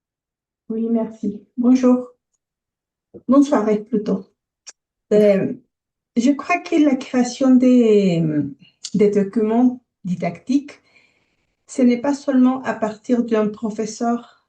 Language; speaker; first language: French; non-native, fluent; Spanish